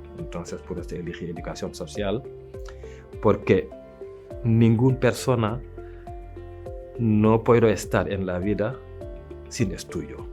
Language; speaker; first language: Spanish; non-native, local second language; French